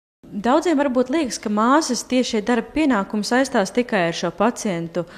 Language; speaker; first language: Latvian; native; Latvian